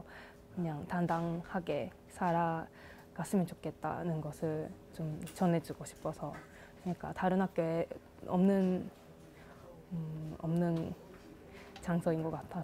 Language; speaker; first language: Korean; early bilingual, heritage; Japanese